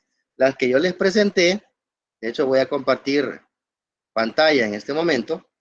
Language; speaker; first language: Spanish; native; Spanish